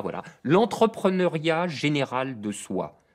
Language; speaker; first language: French; native; French